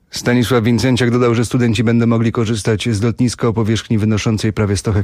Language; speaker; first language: Polish; native; Polish